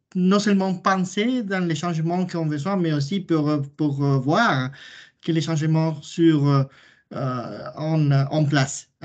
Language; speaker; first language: French; non-native, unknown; Spanish